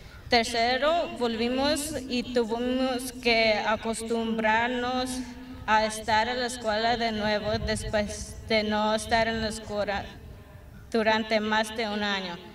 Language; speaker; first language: Spanish; early bilingual, heritage; Spanish